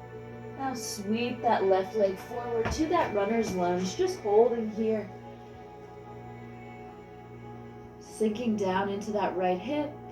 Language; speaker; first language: English; native; English